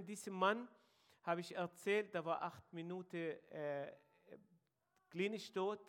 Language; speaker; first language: German; non-native, fluent; Arabic